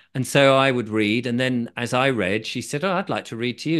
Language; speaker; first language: English; native; English